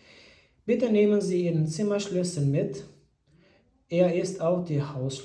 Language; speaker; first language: German; non-native, fluent; Albanian